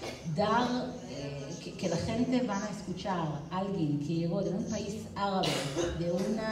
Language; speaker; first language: Spanish; non-native, fluent; Hebrew